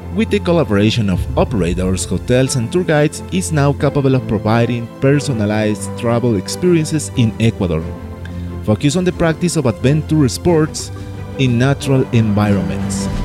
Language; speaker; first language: English; non-native, fluent; Spanish